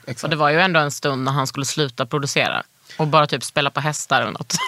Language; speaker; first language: Swedish; native; Swedish